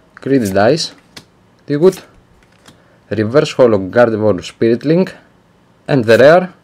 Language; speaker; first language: English; non-native, learner; Greek